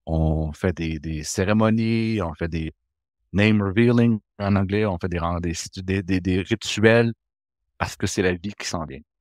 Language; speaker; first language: French; native; French